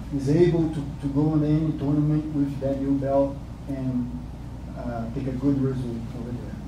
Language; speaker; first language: English; non-native, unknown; Portuguese